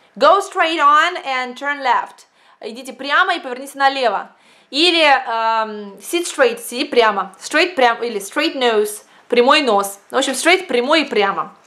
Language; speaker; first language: Russian; native; Russian